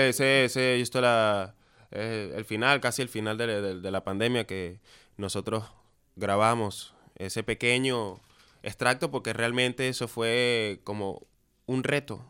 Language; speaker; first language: French; non-native, learner; Spanish